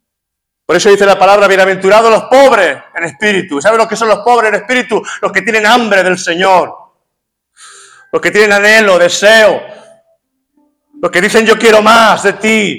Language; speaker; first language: Spanish; native; Spanish